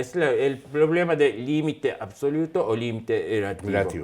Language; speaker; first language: Spanish; non-native, fluent; Japanese